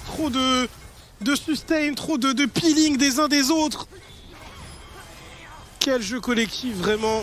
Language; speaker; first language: French; native; French